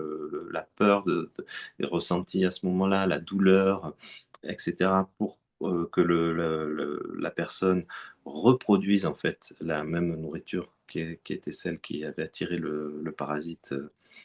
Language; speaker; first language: French; native; French